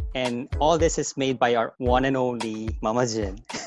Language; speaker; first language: English; non-native, fluent; Korean